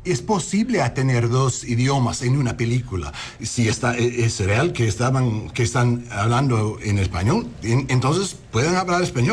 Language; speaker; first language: Spanish; non-native, learner; English